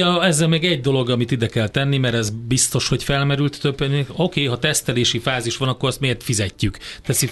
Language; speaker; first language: Hungarian; native; Hungarian